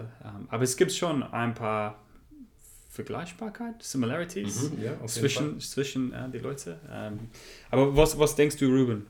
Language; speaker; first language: German; non-native, learner; English